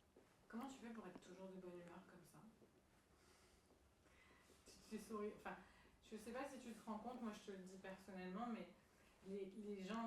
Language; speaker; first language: French; native; French